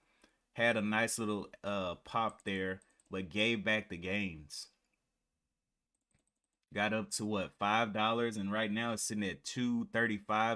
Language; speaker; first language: English; native; English